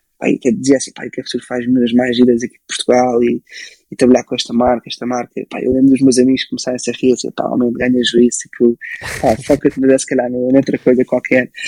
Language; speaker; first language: Portuguese; early bilingual, other home language; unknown